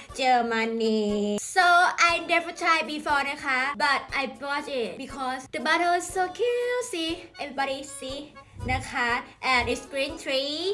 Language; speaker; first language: English; non-native, learner; Thai